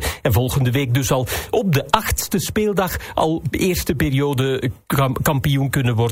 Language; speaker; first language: Dutch; native; Dutch